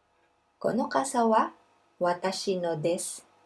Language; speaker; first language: Japanese; non-native, fluent; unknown